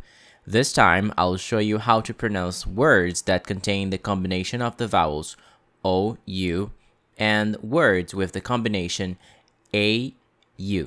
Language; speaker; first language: English; non-native, fluent; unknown